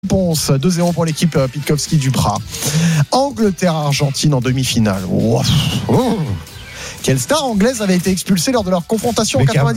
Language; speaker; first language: French; native; French